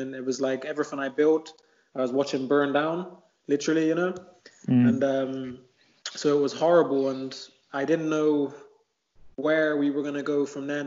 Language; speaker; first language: English; native; English